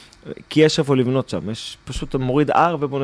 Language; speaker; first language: Hebrew; native; Hebrew